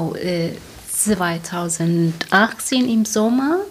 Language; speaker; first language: German; non-native, learner; Tigrinya